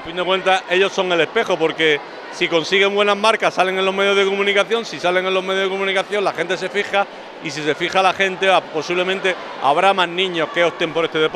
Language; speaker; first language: Spanish; native; Spanish